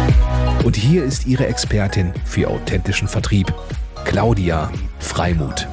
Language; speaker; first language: German; native; German